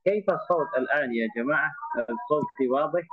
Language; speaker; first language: Arabic; non-native, learner; Indonesian